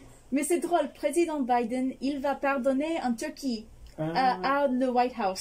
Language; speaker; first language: French; non-native, fluent; English